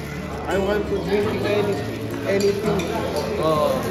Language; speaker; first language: English; non-native, learner; Filipino